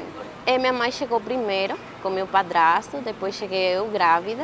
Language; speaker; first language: Portuguese; non-native, learner; Spanish